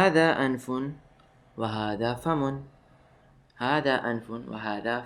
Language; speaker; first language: Arabic; non-native, fluent; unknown